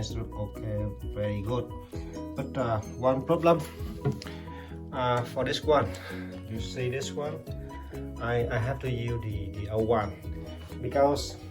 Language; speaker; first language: English; non-native, learner; Vietnamese